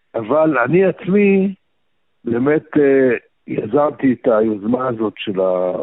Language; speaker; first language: Hebrew; early bilingual, other home language; Arabic